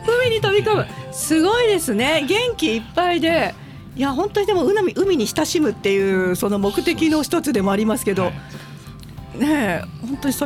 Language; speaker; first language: Japanese; native; Japanese